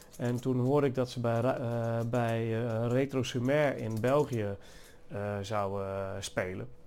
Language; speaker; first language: Dutch; native; Dutch